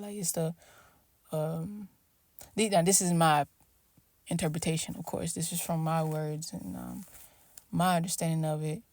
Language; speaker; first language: English; native; English